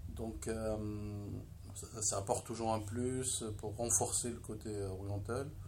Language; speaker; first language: French; non-native, local second language; Arabic